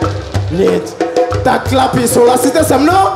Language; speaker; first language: Czech; non-native, learner; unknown